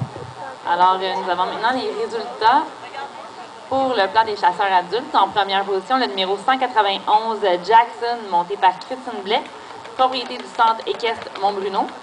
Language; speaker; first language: French; native; French